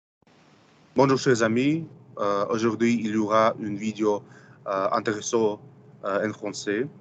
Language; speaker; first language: French; non-native, fluent; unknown